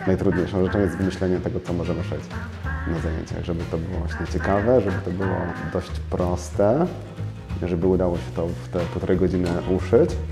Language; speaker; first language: Polish; native; Polish